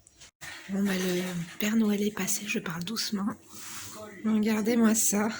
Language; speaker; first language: French; native; French